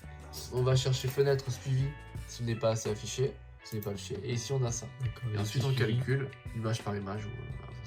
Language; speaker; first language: French; native; French